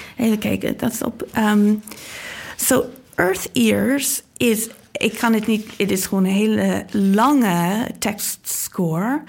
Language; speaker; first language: Dutch; non-native, fluent; English